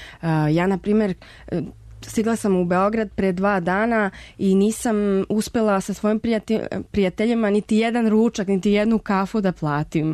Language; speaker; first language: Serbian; non-native, fluent; Spanish